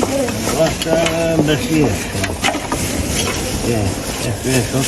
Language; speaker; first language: Spanish; non-native, learner; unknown